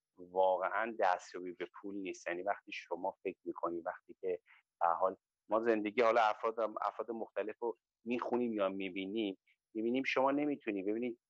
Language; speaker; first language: Persian; native; Persian